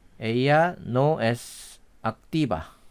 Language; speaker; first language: Spanish; non-native, fluent; Korean